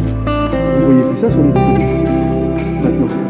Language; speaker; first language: French; native; French